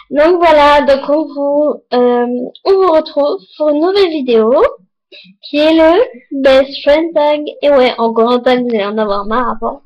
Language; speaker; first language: French; native; French